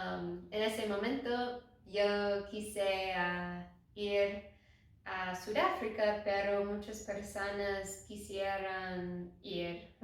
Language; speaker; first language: Spanish; non-native, learner; English